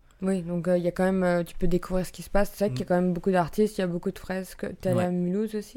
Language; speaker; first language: French; native; French